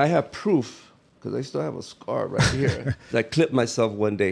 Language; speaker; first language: English; native; English